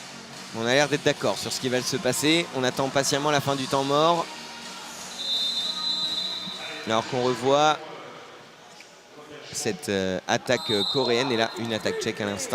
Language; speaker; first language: French; native; French